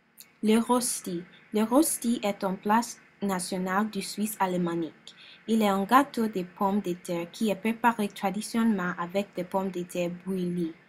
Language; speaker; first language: French; non-native, learner; English